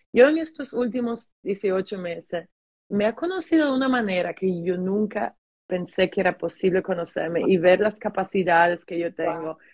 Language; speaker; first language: Spanish; early bilingual, heritage; German